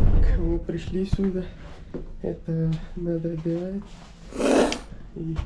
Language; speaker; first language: Russian; non-native, learner; Persian